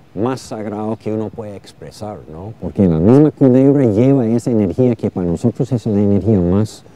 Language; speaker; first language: Spanish; non-native, fluent; English